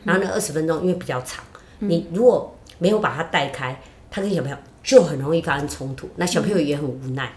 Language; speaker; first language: Chinese; native; Chinese